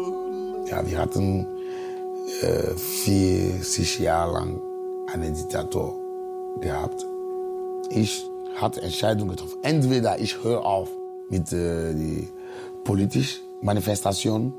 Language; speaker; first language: German; non-native, fluent; Ewe